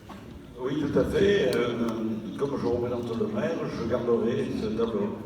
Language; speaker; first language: French; native; French